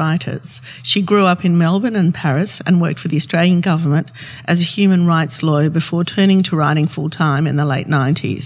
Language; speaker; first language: English; non-native, local second language; Arabic